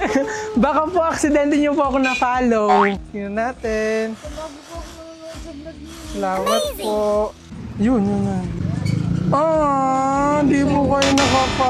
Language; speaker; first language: Filipino; native; Filipino